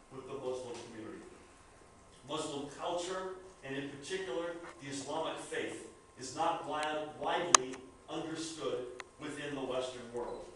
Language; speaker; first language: English; native; English